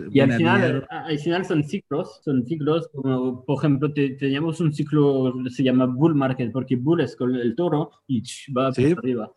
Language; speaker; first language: Spanish; non-native, fluent; French